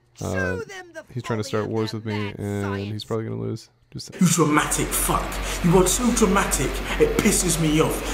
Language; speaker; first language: English; native; English